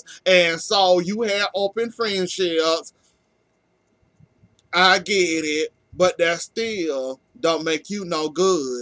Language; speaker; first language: English; native; English